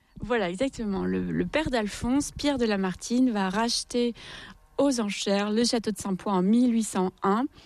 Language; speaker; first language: French; native; French